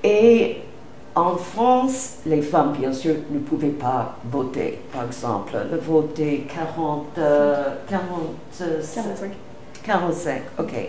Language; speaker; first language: French; non-native, fluent; English